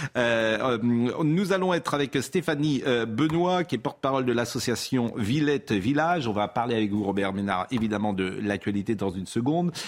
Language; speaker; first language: French; native; French